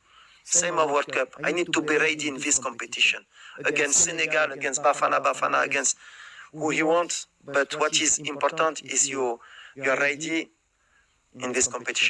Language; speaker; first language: English; non-native, learner; French